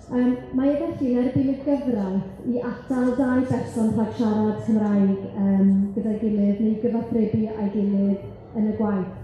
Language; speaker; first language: Welsh; native; Welsh